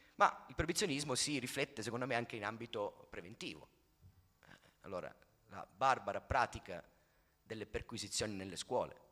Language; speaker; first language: Italian; native; Italian